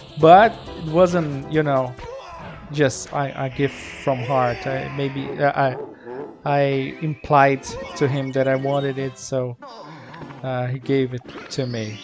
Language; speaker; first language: English; non-native, fluent; Portuguese